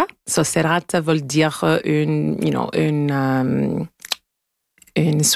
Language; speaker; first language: French; non-native, local second language; English